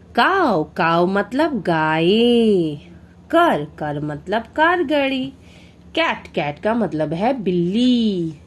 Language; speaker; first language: Hindi; non-native, local second language; Bangla